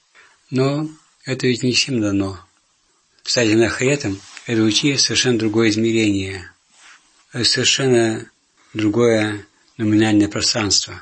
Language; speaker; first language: Russian; native; Russian